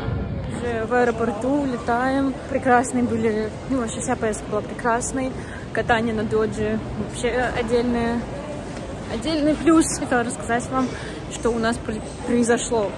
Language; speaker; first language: Russian; native; Russian